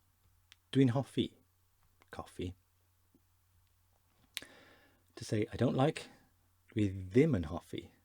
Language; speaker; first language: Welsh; non-native, learner; English